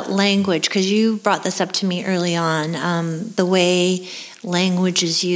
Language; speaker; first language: English; native; English